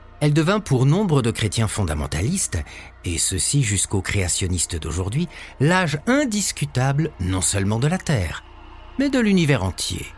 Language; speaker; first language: French; native; French